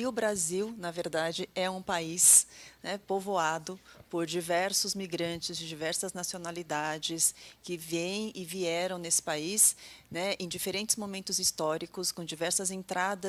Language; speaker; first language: Portuguese; native; Portuguese